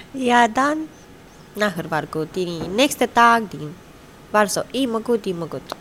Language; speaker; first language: German; non-native, learner; Romanian